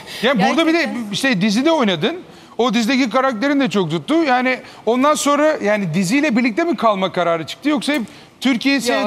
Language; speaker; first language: Turkish; native; Turkish